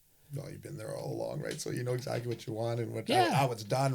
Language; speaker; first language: English; native; English